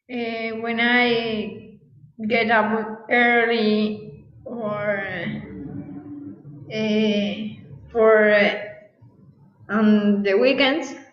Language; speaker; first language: English; non-native, learner; Spanish